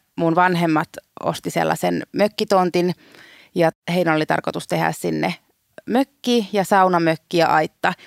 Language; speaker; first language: Finnish; native; Finnish